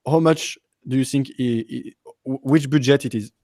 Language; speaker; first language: English; non-native, learner; French